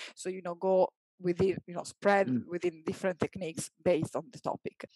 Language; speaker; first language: English; non-native, fluent; Italian